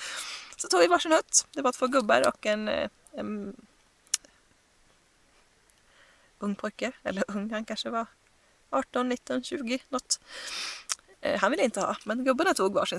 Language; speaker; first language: Swedish; native; Swedish